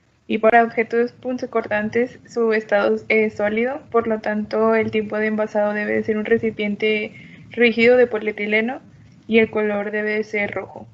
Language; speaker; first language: Spanish; native; Spanish